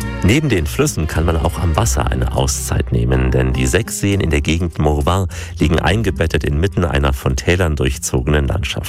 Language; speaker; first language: German; native; German